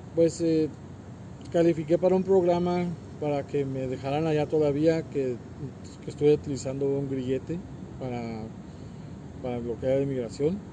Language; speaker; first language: Spanish; early bilingual, heritage; Spanish